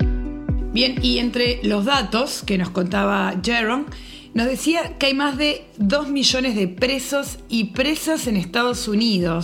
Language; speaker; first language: Spanish; native; Spanish